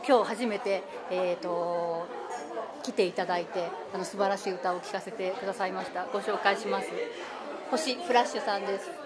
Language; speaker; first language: Japanese; native; Japanese